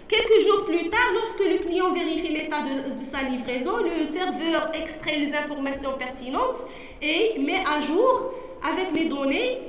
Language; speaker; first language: French; non-native, local second language; Arabic